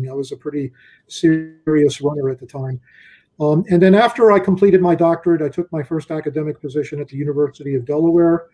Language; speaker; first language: English; native; English